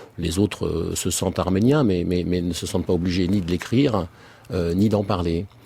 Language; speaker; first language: French; native; French